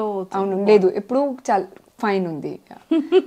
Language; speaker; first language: Telugu; non-native, local second language; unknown